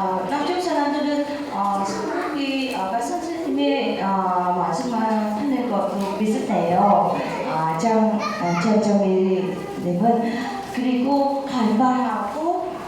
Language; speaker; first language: Korean; non-native, learner; Vietnamese